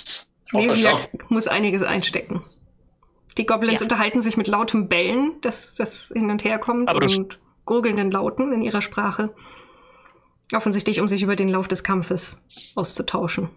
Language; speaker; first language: German; native; German